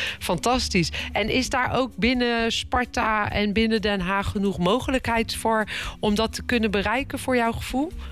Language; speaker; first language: Dutch; native; Dutch